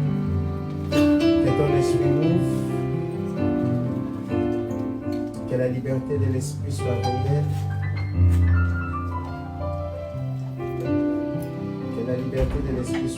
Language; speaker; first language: French; non-native, local second language; Lingala